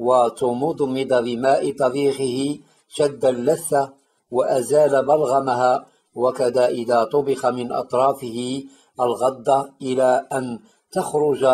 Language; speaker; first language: Arabic; native; Arabic